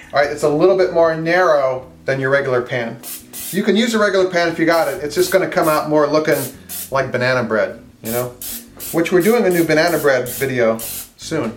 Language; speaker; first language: English; native; English